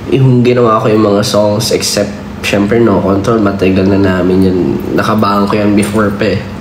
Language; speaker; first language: Filipino; native; Filipino